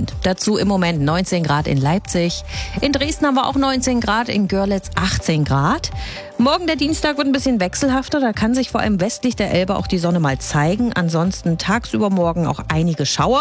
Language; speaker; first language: German; native; German